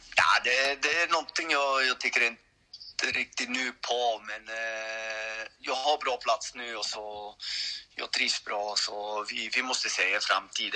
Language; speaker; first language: Swedish; non-native, learner; French